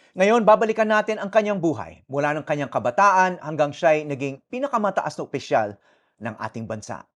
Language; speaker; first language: Filipino; native; Filipino